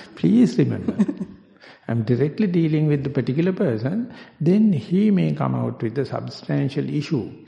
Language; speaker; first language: English; non-native, local second language; Sinhala